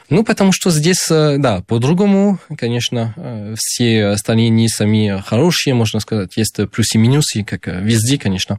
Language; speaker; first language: Russian; non-native, fluent; French